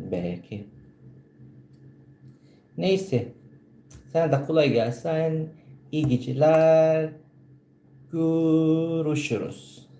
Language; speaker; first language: Turkish; non-native, learner; Filipino